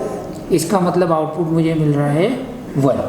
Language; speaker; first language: Hindi; native; Hindi